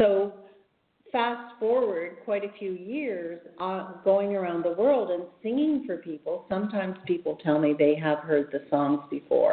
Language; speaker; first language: English; native; English